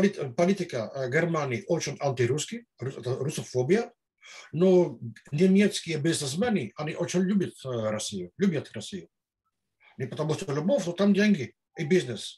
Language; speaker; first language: Russian; non-native, fluent; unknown